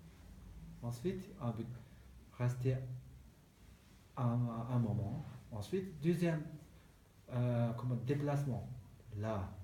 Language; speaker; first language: French; non-native, learner; Tibetan